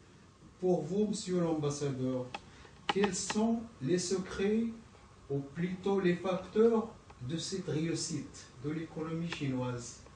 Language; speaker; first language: French; non-native, local second language; Arabic